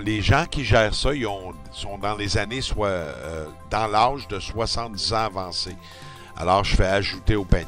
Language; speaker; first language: French; native; French